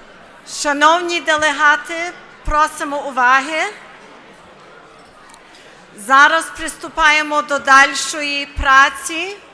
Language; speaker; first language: Ukrainian; early bilingual, heritage; Ukrainian